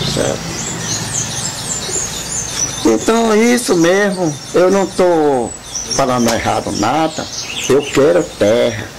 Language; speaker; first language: Portuguese; non-native, local second language; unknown